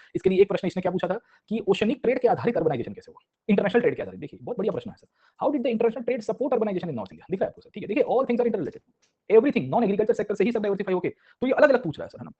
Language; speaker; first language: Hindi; non-native, local second language; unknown